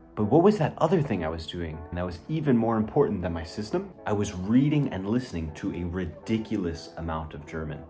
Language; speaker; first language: English; native; English